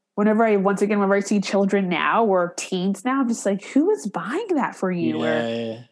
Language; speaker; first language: English; native; English